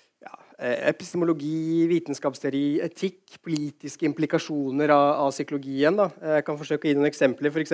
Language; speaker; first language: Norwegian; native; Norwegian